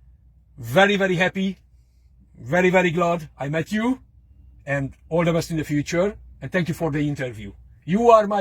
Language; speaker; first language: English; non-native, fluent; Hungarian